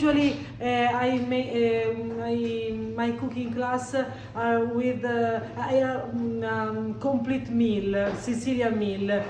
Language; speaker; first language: English; non-native, learner; Italian